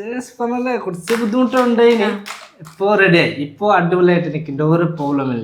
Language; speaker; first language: Malayalam; non-native, local second language; Bangla